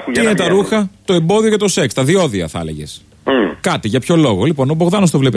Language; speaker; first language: Greek; native; Greek